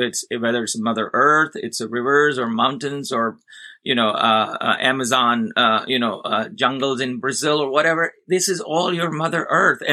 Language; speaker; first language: English; non-native, local second language; Gujarati